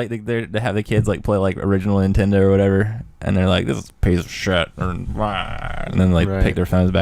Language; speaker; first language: English; native; English